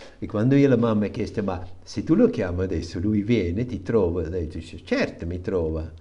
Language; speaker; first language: Italian; non-native, fluent; German